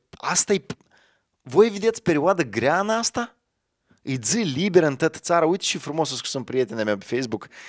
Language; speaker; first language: Romanian; native; Romanian